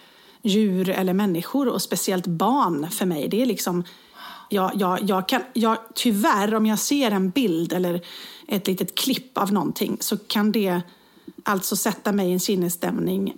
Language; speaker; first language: Swedish; native; Swedish